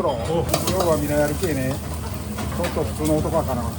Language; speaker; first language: Japanese; native; Japanese